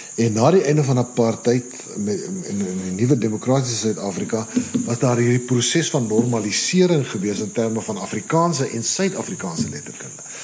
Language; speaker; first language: Afrikaans; native; Afrikaans